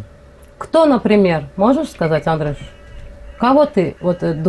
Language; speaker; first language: Russian; non-native, local second language; Azerbaijani